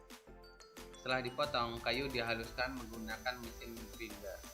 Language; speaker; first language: Indonesian; native; Indonesian